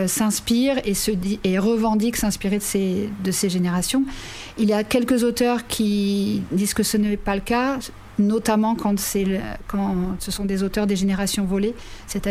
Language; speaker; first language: French; native; French